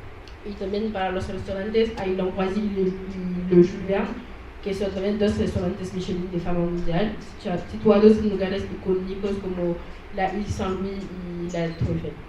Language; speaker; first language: Spanish; non-native, learner; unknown